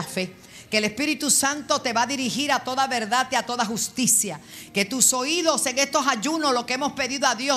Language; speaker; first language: Spanish; native; Spanish